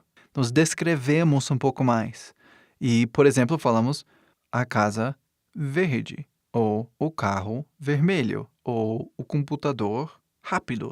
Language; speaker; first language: Portuguese; non-native, fluent; English